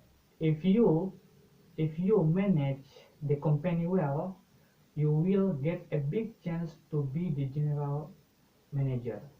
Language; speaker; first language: English; non-native, learner; Indonesian